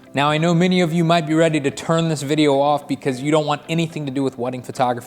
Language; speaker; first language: English; native; English